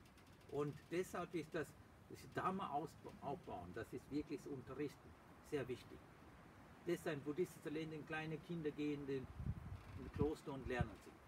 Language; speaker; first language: German; non-native, fluent; Sinhala